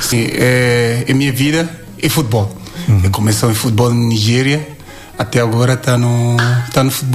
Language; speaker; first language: Portuguese; non-native, learner; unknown